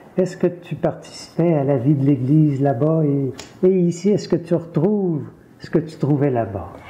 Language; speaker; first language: French; native; French